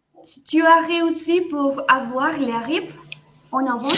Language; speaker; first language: French; non-native, fluent; Spanish